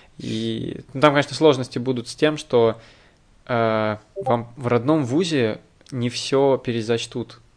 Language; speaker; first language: Russian; native; Russian